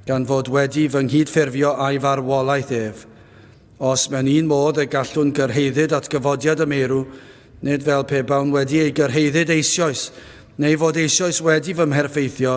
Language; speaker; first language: Welsh; native; Welsh